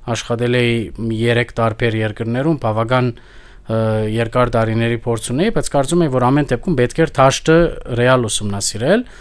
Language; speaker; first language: Armenian; early bilingual, heritage; Armenian